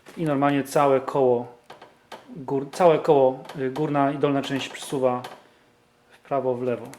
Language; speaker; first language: Polish; early bilingual, heritage; Polish